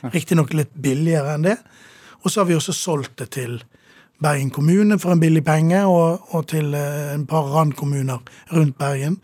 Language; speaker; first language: Norwegian; native; Norwegian